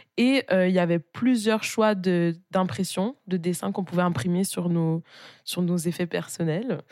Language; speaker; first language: French; native; French